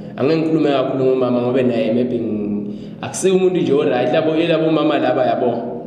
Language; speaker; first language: Zulu; non-native, local second language; Swati